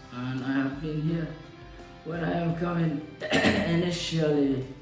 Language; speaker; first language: English; non-native, learner; Somali